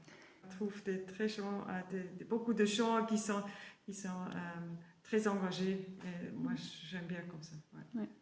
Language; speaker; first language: French; non-native, learner; German